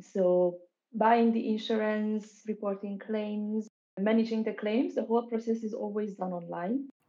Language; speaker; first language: English; non-native, fluent; Hungarian